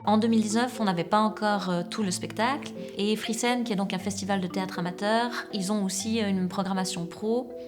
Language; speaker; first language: French; native; French